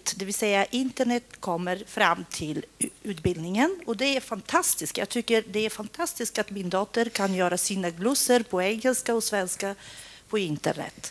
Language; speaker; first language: Swedish; non-native, fluent; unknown